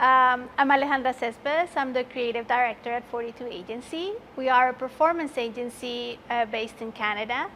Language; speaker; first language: English; non-native, fluent; Spanish